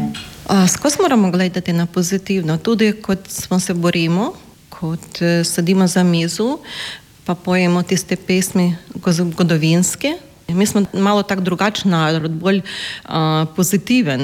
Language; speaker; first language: Slovenian; non-native, fluent; Ukrainian